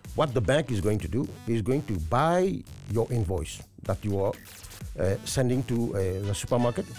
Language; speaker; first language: English; non-native, local second language; Morisyen